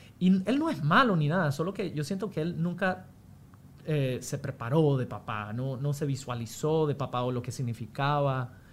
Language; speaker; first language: Spanish; non-native, fluent; English